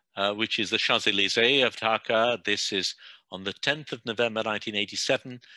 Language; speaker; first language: English; non-native, local second language; Bangla